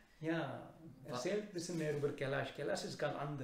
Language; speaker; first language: German; non-native, learner; Urdu